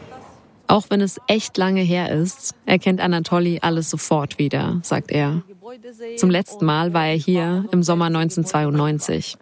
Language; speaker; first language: German; native; German